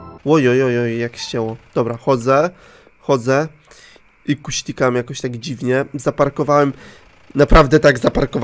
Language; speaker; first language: Polish; native; Polish